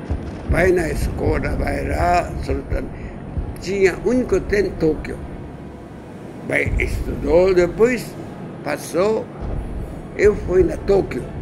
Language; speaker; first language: Portuguese; non-native, learner; Japanese